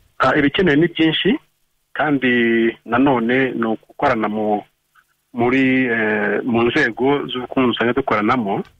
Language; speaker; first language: Kinyarwanda; native; Kinyarwanda